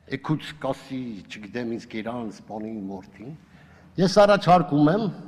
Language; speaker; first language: Armenian; native; Armenian